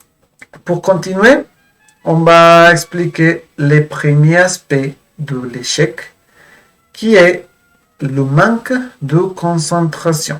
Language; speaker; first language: French; non-native, fluent; Spanish